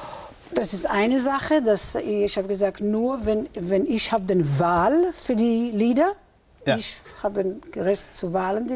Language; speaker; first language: German; early bilingual, heritage; German